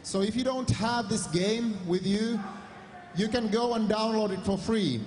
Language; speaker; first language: English; non-native, fluent; Finnish